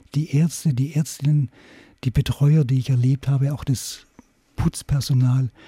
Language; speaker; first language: German; native; German